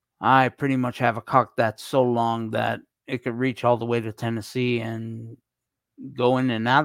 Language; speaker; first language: English; native; English